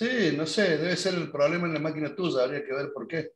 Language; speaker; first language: Spanish; native; Spanish